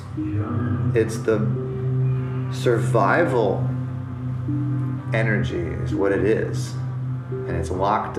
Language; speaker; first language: English; native; English